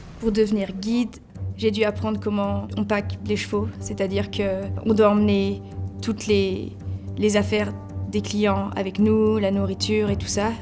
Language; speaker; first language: French; native; French